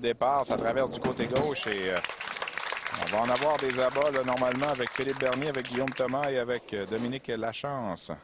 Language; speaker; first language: French; native; French